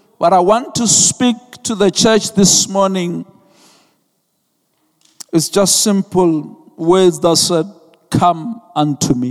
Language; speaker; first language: English; non-native, local second language; Venda